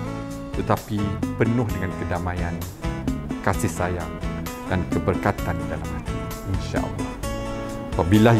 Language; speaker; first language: Malay; native; Malay